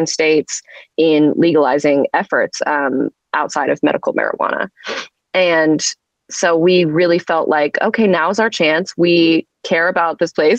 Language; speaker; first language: English; native; English